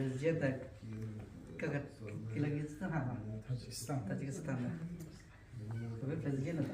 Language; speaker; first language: Russian; non-native, learner; Chinese